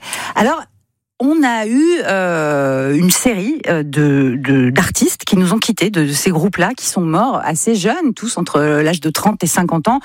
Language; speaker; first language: French; native; French